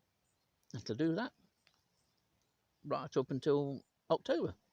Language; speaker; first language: English; native; English